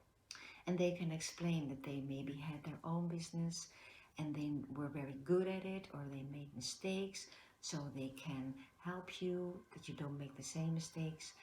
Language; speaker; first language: English; non-native, fluent; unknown